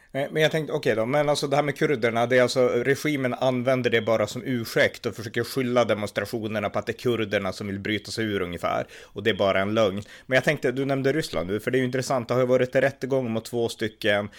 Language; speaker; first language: Swedish; native; Swedish